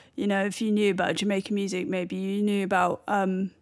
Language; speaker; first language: English; native; English